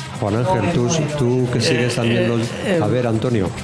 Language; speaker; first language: Spanish; native; Spanish